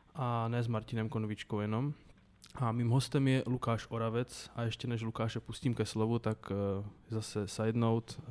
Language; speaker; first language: Czech; non-native, fluent; Slovak